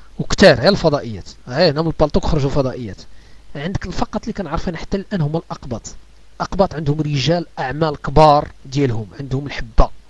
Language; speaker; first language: Arabic; native; Arabic